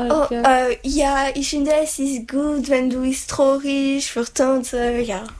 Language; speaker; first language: German; non-native, learner; French